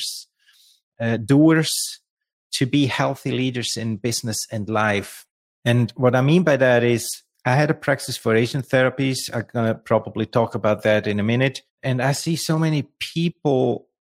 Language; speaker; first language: English; non-native, fluent; Swiss German